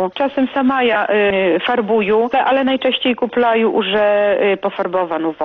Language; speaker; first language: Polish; non-native, local second language; Belarusian